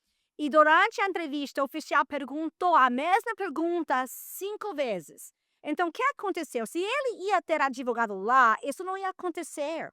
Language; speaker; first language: Portuguese; non-native, fluent; Spanish